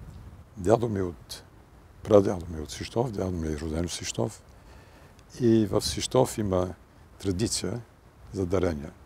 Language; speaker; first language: Bulgarian; early bilingual, heritage; Bulgarian